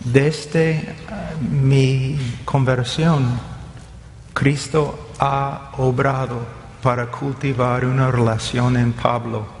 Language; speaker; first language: Spanish; non-native, fluent; English